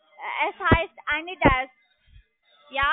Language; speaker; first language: German; non-native, learner; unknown